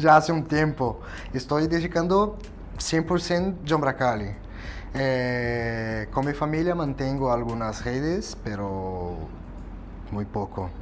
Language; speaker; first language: Spanish; non-native, fluent; Portuguese